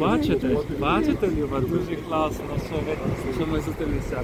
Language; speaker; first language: Ukrainian; non-native, fluent; French